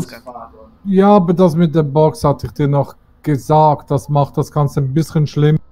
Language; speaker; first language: German; native; German